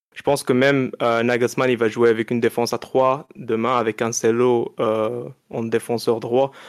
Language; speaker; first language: French; non-native, local second language; Arabic